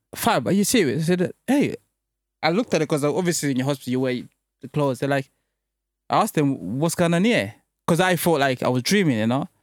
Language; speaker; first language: English; early bilingual, other home language; French